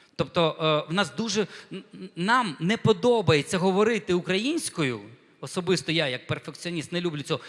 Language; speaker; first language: Ukrainian; non-native, local second language; Russian